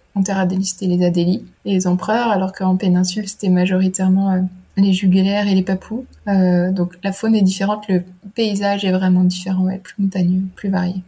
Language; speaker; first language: French; native; French